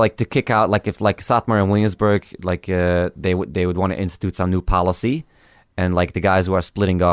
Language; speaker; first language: English; early bilingual, other home language; Hebrew